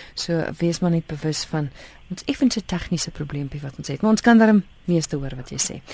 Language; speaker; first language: Afrikaans; native; Afrikaans